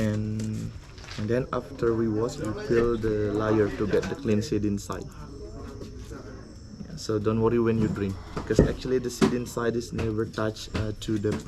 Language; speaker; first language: English; non-native, local second language; Indonesian